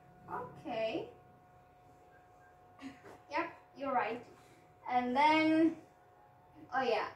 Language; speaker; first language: English; non-native, fluent; Indonesian